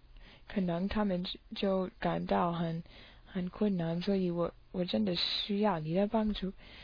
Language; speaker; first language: Chinese; non-native, learner; English